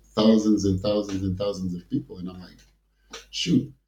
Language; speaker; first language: English; early bilingual, other home language; Kabuverdianu